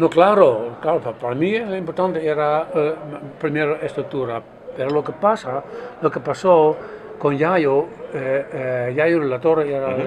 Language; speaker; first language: Spanish; non-native, fluent; Dutch